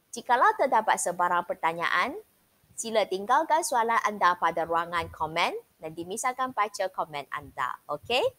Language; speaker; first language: Malay; non-native, local second language; Chinese